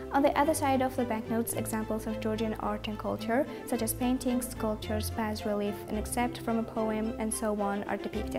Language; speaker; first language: English; non-native, learner; Georgian